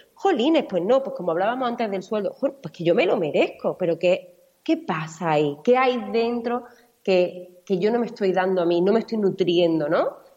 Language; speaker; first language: Spanish; native; Spanish